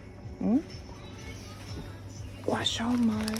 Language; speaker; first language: German; non-native, fluent; Filipino